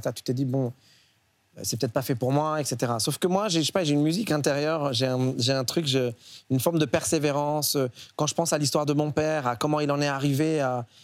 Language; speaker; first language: French; early bilingual, other home language; Arabic